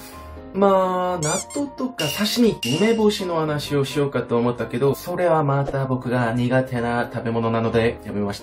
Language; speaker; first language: Japanese; non-native, fluent; Korean